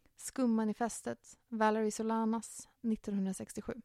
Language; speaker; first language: Swedish; native; Swedish